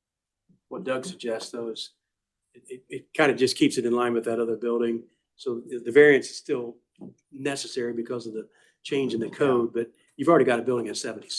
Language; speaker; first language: English; native; English